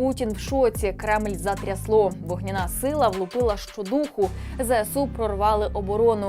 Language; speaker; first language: Ukrainian; native; Ukrainian